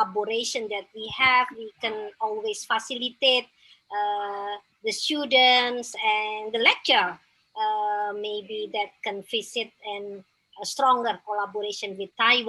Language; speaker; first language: English; non-native, fluent; Indonesian